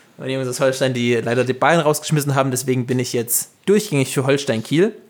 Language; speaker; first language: German; native; German